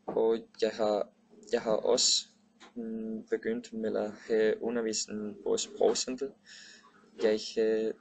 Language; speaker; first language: Danish; non-native, learner; Spanish